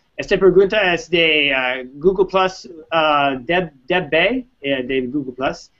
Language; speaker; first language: Spanish; non-native, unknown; English